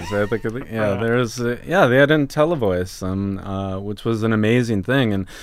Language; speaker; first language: English; native; English